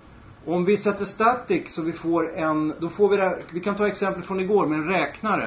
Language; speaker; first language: Swedish; native; Swedish